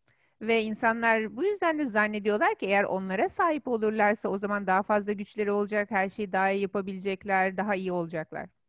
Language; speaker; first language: Turkish; native; Turkish